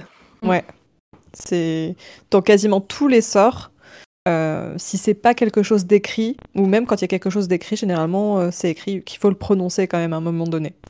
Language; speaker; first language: French; native; French